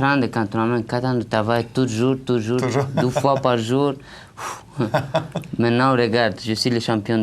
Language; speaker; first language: French; non-native, learner; Romanian